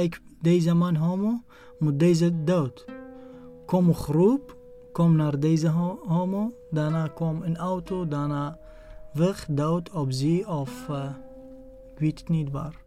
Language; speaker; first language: Dutch; non-native, learner; Arabic